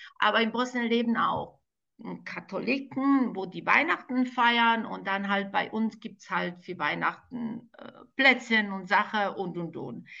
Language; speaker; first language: German; non-native, fluent; Serbian